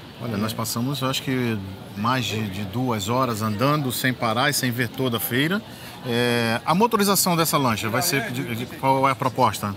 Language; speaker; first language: Portuguese; native; Portuguese